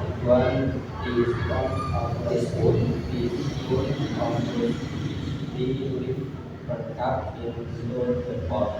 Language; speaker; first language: English; non-native, learner; Indonesian